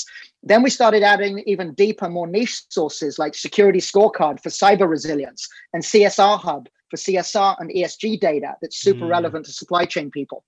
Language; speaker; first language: English; native; English